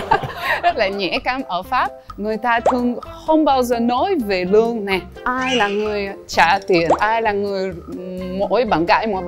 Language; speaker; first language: Vietnamese; non-native, learner; French